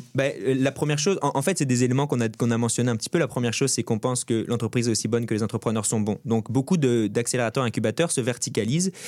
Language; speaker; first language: French; native; French